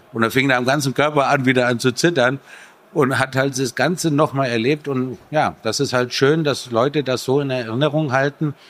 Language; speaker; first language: German; native; German